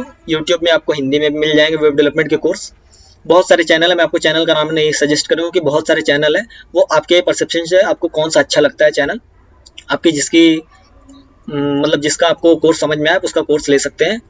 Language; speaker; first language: Hindi; native; Hindi